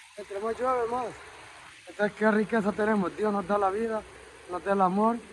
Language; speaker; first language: Spanish; native; Spanish